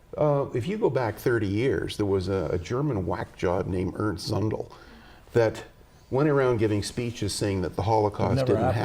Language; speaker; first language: English; native; English